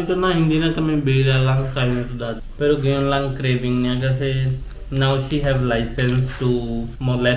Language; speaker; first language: Filipino; non-native, learner; Hindi